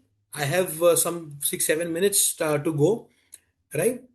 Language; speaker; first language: English; non-native, local second language; Hindi